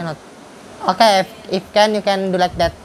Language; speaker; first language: English; non-native, learner; Indonesian